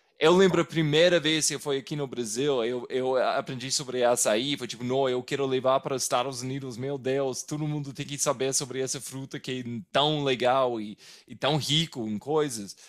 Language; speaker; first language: Portuguese; non-native, fluent; English